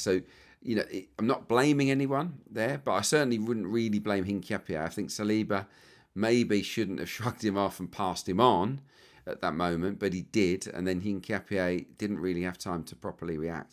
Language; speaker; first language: English; native; English